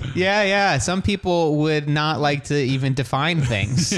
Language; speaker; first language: English; native; English